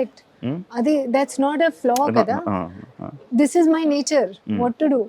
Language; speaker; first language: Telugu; non-native, learner; Hindi